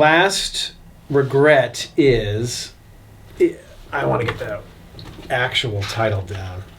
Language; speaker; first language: English; native; English